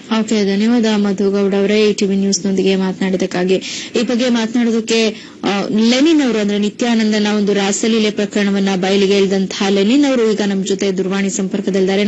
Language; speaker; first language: Kannada; native; Kannada